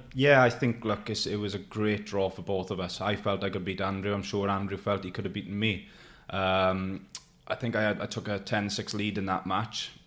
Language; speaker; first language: English; native; English